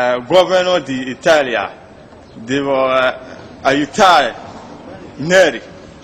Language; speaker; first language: Italian; non-native, learner; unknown